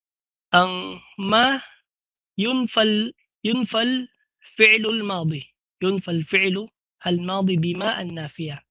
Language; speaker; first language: Arabic; non-native, fluent; Filipino